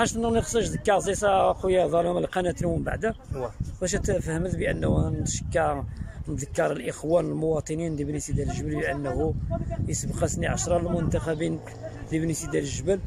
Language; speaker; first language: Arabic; non-native, local second language; Riffian